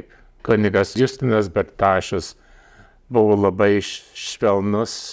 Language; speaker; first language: Lithuanian; early bilingual, heritage; Lithuanian